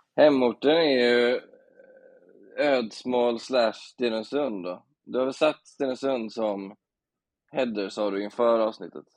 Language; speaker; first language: Swedish; native; Swedish